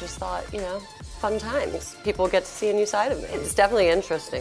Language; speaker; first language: English; native; English